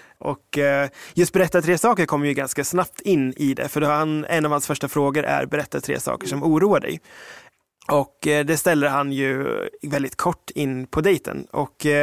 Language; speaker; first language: Swedish; early bilingual, other home language; English